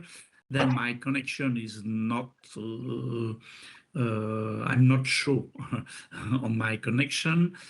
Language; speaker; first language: English; non-native, fluent; French